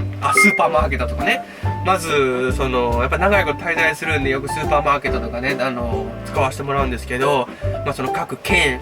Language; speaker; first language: Japanese; native; Japanese